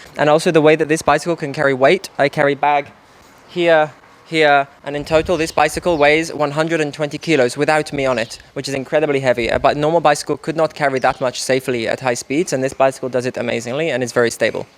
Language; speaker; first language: English; non-native, fluent; Italian